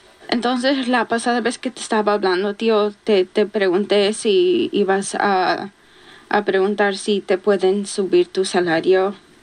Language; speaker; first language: Spanish; early bilingual, heritage; Spanish